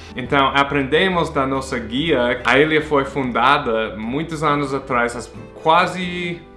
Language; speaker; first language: Portuguese; non-native, fluent; English